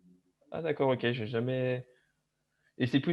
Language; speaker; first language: French; native; French